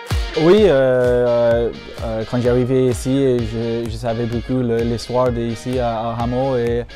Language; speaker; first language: French; non-native, fluent; English